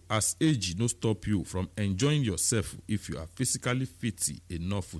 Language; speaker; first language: Nigerian Pidgin; non-native, local second language; Yoruba